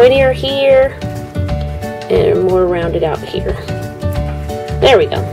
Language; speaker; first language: English; native; English